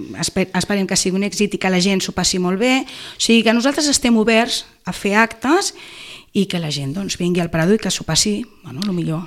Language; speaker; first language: Catalan; native; Catalan